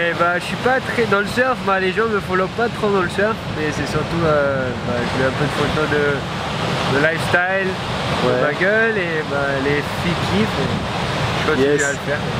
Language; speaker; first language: French; early bilingual, heritage; French